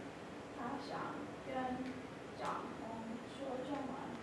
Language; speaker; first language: Chinese; non-native, learner; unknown